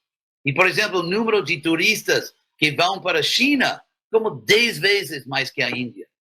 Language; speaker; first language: Portuguese; non-native, fluent; English